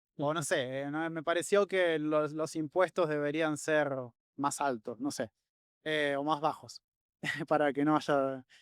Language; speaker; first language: Spanish; native; Spanish